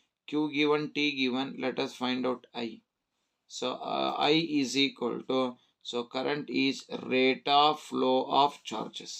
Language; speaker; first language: English; non-native, local second language; Kannada